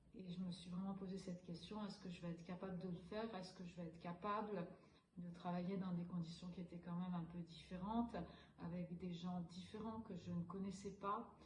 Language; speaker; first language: French; native; French